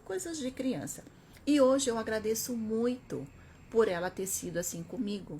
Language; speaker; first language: Portuguese; early bilingual, other home language; Korean